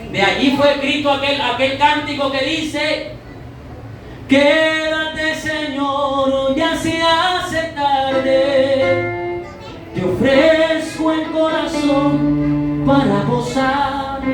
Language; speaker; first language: Spanish; native; Spanish